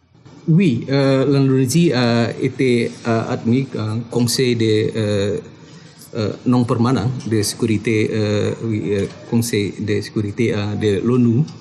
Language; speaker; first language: French; non-native, fluent; Indonesian